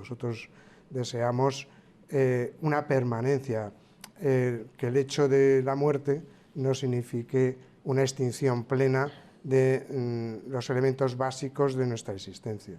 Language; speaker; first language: Spanish; native; Spanish